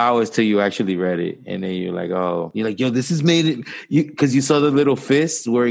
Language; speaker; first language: English; native; English